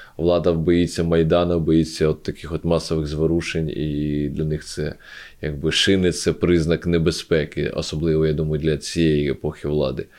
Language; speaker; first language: Ukrainian; non-native, local second language; Russian